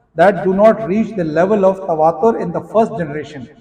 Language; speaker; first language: English; non-native, local second language; Urdu